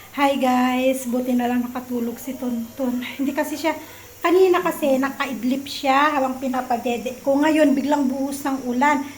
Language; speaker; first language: Filipino; native; Filipino